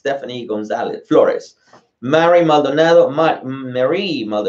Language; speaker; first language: Spanish; native; Spanish